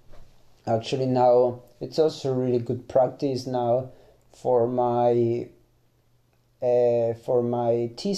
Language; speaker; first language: English; non-native, fluent; Spanish